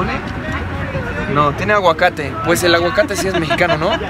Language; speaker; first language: Spanish; non-native, fluent; English